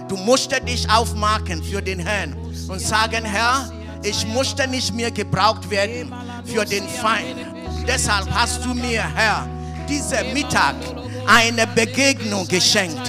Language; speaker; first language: German; non-native, fluent; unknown